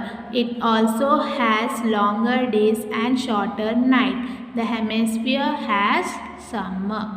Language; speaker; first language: English; non-native, local second language; Hindi